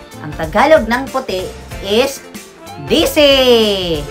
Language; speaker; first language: Filipino; non-native, local second language; Cebuano